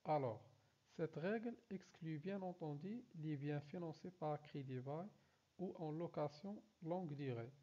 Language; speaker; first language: French; non-native, local second language; Arabic